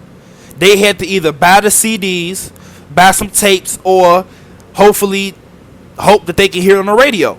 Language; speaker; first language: English; native; English